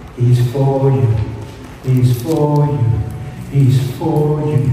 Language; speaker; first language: English; non-native, local second language; Afrikaans